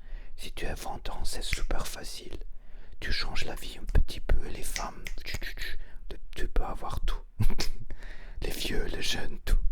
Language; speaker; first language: French; non-native, learner; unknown